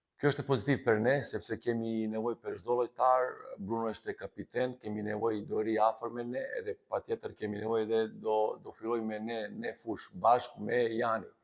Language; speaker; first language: Albanian; non-native, fluent; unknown